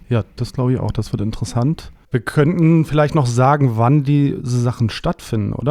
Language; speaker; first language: German; native; German